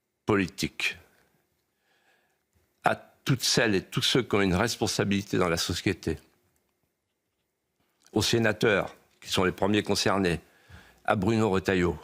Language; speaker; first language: French; native; French